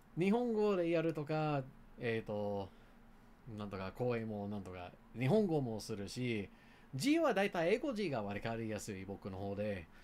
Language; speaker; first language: Japanese; non-native, learner; English